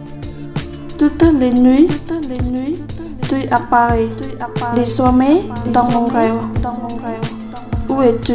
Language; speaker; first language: French; non-native, learner; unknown